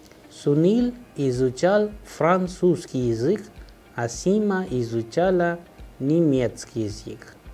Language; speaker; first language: Russian; non-native, fluent; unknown